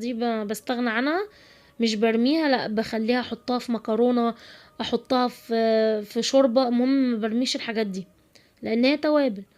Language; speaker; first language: Arabic; native; Arabic